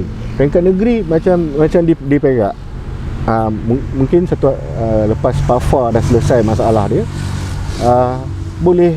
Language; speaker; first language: Malay; native; Malay